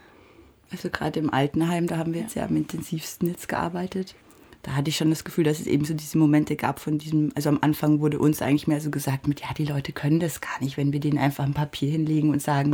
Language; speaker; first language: German; native; German